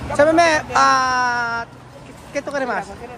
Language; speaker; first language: Spanish; non-native, learner; Filipino